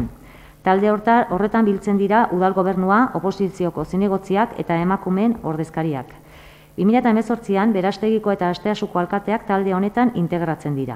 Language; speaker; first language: Basque; native; Basque